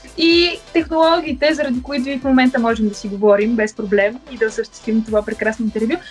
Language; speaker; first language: Bulgarian; native; Bulgarian